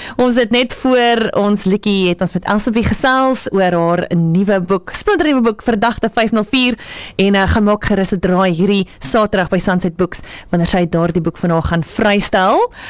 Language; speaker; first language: Afrikaans; native; Afrikaans